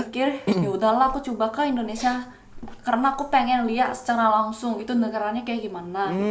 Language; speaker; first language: Indonesian; non-native, fluent; Korean